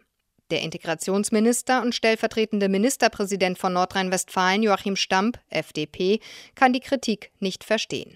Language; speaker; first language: German; native; German